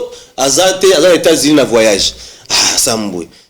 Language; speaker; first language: French; non-native, local second language; Lingala